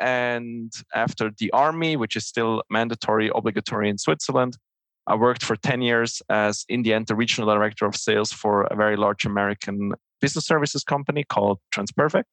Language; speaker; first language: English; non-native, fluent; Swiss German